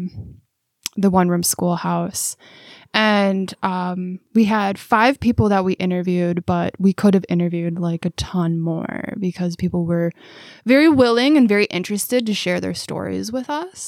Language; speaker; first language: English; native; English